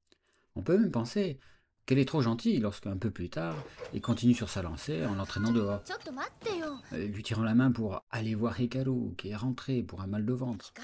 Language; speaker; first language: French; native; French